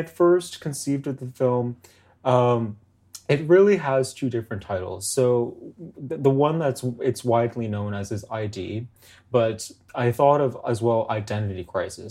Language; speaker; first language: English; native; English